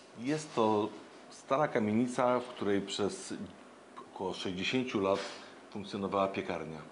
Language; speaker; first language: Polish; native; Polish